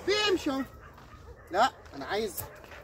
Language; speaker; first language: Arabic; native; Arabic